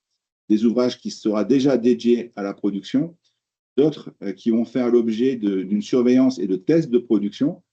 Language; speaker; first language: French; native; French